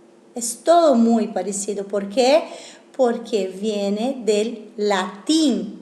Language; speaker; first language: Spanish; non-native, fluent; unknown